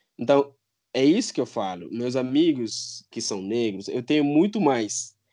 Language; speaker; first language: Portuguese; non-native, local second language; Upper Guinea Crioulo